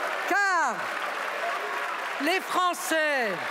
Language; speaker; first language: French; native; French